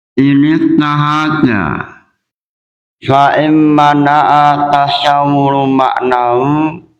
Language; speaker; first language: Arabic; non-native, fluent; Indonesian